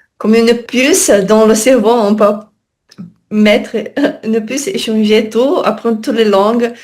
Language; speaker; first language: French; non-native, learner; Portuguese